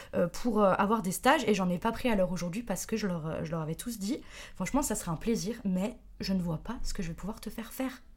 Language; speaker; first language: French; native; French